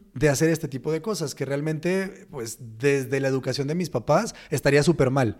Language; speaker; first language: Spanish; native; Spanish